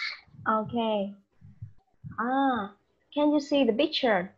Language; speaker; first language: English; non-native, fluent; Vietnamese